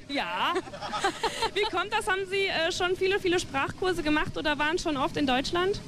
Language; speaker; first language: German; native; German